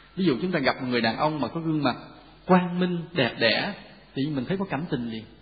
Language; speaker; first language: Vietnamese; native; Vietnamese